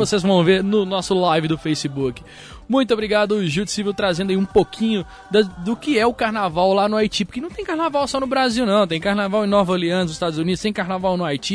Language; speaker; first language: Portuguese; native; Portuguese